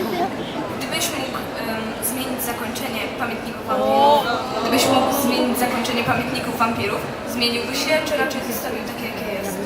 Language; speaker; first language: Polish; native; Polish